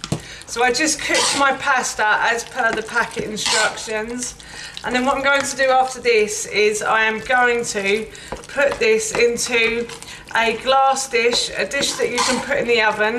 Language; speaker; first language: English; native; English